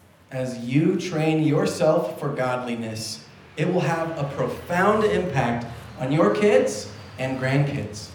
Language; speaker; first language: English; native; English